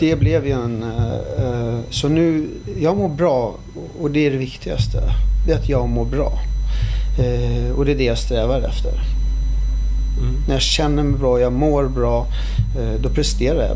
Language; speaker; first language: Swedish; early bilingual, other home language; Arabic